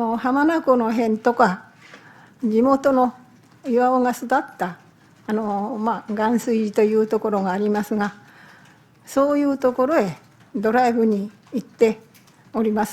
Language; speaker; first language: Japanese; native; Japanese